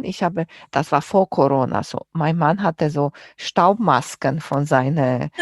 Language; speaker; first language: German; non-native, fluent; Romanian